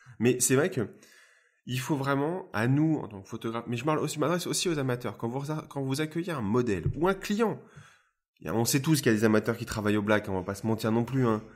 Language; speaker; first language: French; native; French